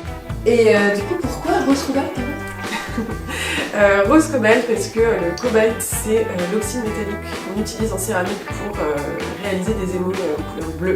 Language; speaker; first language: French; native; French